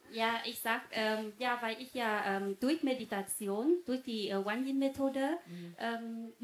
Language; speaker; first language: German; non-native, fluent; Vietnamese